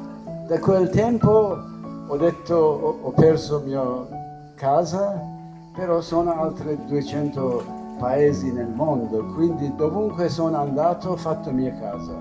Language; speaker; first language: Italian; non-native, fluent; Persian